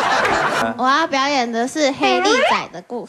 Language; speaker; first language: Chinese; native; Chinese